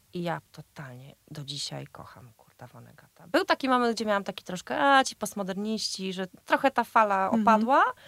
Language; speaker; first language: Polish; native; Polish